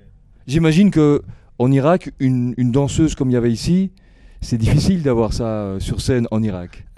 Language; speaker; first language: French; native; French